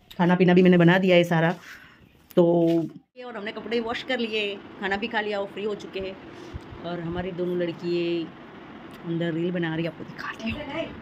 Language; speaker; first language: Hindi; native; Hindi